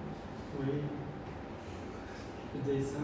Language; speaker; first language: French; non-native, learner; Khmer